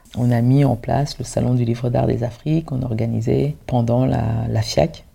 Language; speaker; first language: French; early bilingual, other home language; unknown